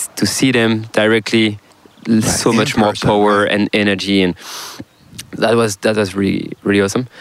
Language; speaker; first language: English; non-native, fluent; French